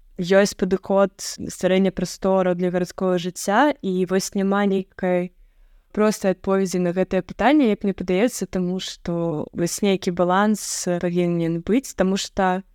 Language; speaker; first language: Belarusian; native; Belarusian